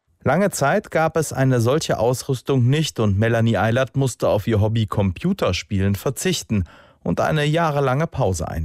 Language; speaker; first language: German; native; German